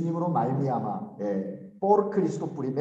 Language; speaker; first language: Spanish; non-native, learner; Korean